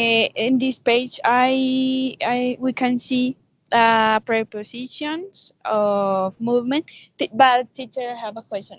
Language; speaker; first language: English; non-native, learner; Spanish